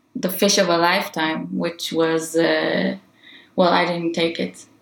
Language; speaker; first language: English; non-native, fluent; Hebrew